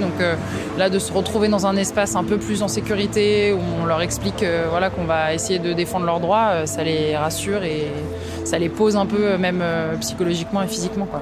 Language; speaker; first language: French; native; French